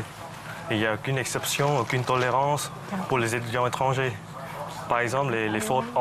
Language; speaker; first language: French; non-native, fluent; Khmer